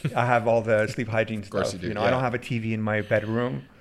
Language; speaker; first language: English; early bilingual, other home language; Persian